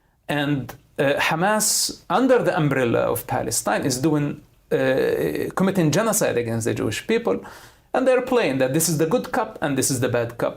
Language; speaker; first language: English; non-native, fluent; Arabic